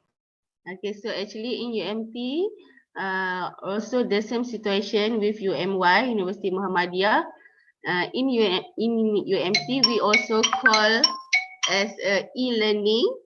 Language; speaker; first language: English; non-native, local second language; Malay